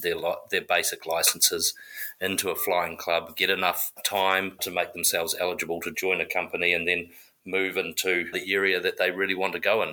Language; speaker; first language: English; native; English